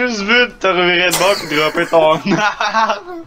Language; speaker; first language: French; native; French